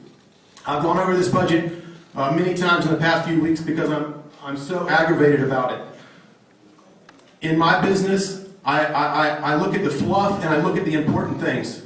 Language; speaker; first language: English; native; English